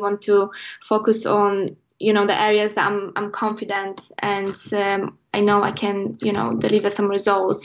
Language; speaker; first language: English; non-native, fluent; Polish